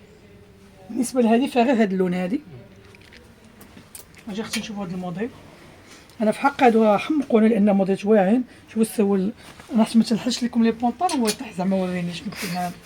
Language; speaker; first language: Arabic; native; Arabic